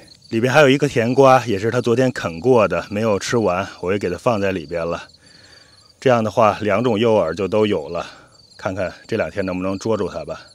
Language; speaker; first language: Chinese; native; Chinese